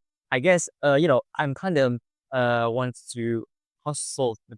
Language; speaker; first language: English; non-native, fluent; Indonesian